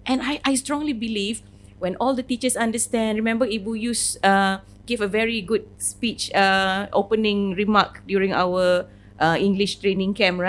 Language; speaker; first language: English; non-native, fluent; Malay